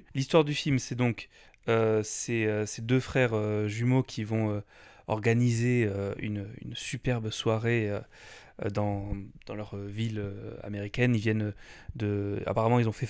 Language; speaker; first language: French; native; French